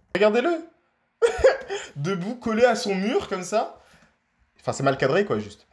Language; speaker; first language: French; native; French